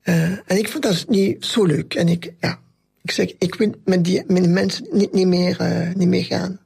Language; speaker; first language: Dutch; non-native, local second language; French